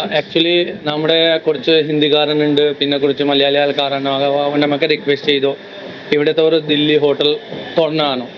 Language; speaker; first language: Malayalam; non-native, local second language; Hindi